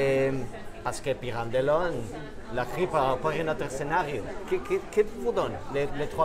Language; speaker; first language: French; non-native, fluent; Spanish